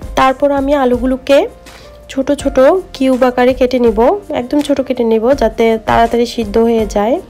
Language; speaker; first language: Bangla; native; Bangla